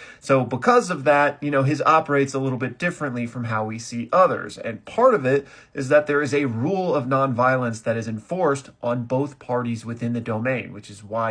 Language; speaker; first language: English; native; English